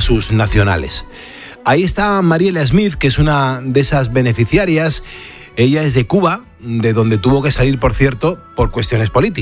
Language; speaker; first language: Spanish; native; Spanish